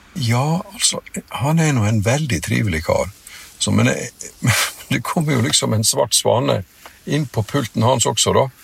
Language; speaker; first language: Norwegian; native; Norwegian